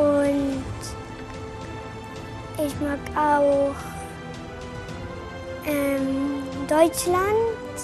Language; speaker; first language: German; non-native, learner; Arabic